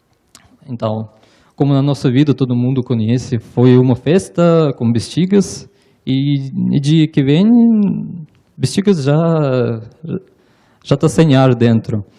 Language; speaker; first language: Portuguese; non-native, learner; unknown